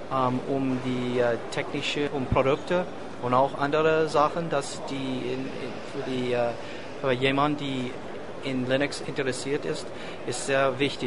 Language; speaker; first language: German; non-native, fluent; English